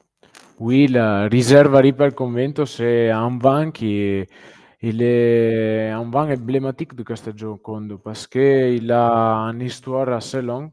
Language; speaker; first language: French; non-native, fluent; Italian